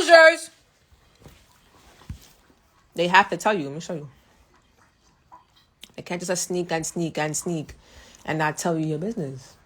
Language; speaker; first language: English; native; English